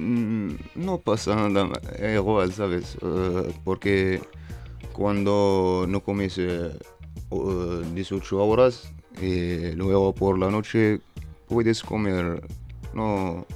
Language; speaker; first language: Spanish; non-native, learner; Berber languages